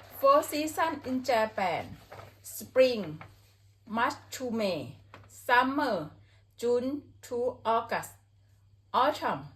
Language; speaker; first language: English; non-native, learner; Thai